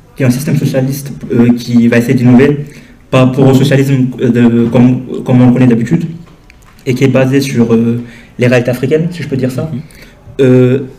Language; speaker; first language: French; non-native, local second language; Wolof